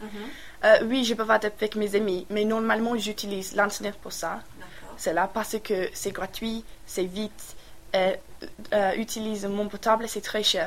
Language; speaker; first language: French; non-native, learner; English